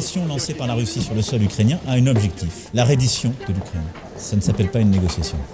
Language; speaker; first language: French; native; French